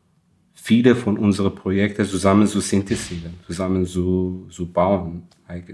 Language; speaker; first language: German; non-native, fluent; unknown